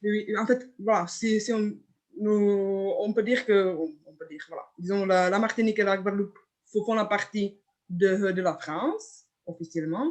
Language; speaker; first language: French; non-native, fluent; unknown